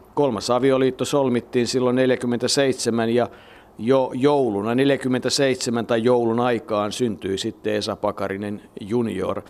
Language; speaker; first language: Finnish; native; Finnish